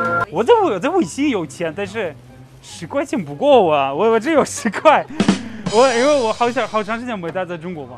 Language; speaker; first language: Chinese; non-native, fluent; Russian